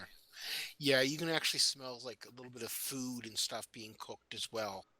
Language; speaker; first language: English; native; English